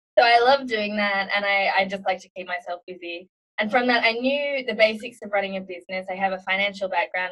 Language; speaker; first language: English; native; English